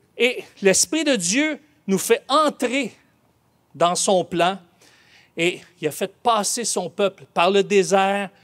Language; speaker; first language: French; native; French